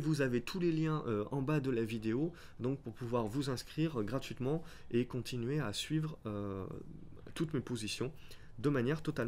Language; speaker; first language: French; native; French